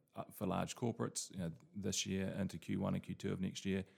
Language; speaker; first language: English; native; English